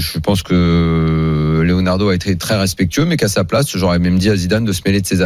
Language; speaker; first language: French; native; French